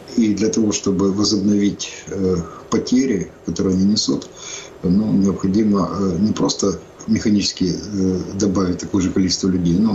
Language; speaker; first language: Russian; non-native, local second language; Ukrainian